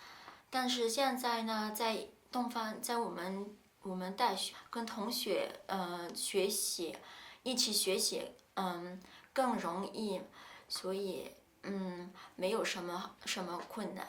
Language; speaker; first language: Chinese; non-native, fluent; French